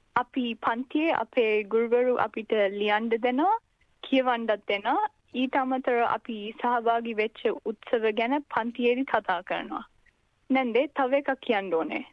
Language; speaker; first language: Sinhala; early bilingual, heritage; Sinhala